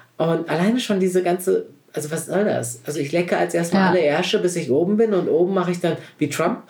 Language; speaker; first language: German; early bilingual, other home language; Turkish